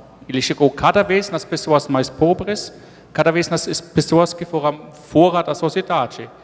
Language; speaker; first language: Portuguese; non-native, fluent; German